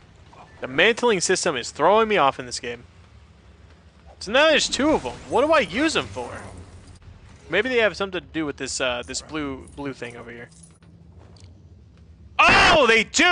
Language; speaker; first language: English; native; English